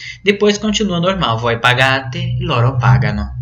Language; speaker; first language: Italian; non-native, fluent; Portuguese